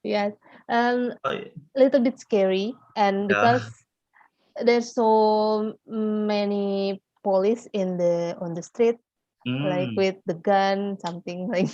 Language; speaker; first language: English; non-native, learner; Indonesian